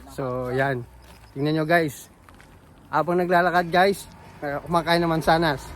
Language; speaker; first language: Filipino; non-native, local second language; Pampanga